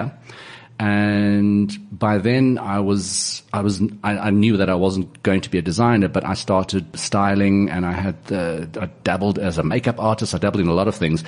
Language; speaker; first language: English; native; English